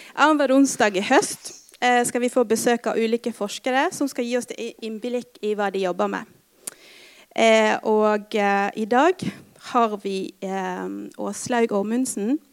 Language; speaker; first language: Norwegian; native; Norwegian